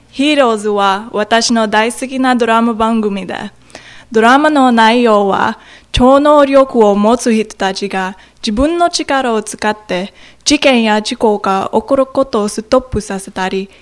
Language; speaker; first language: Japanese; non-native, learner; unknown